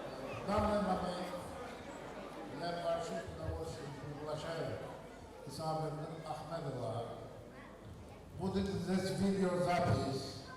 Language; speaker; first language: Russian; non-native, fluent; Azerbaijani